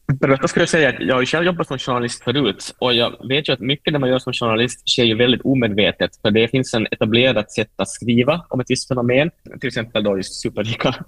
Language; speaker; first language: Swedish; native; Swedish